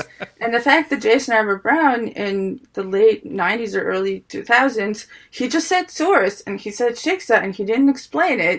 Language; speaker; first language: English; early bilingual, other home language; Ukrainian